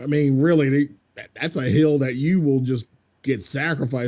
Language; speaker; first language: English; native; English